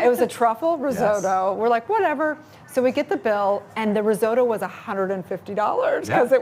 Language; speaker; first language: English; native; English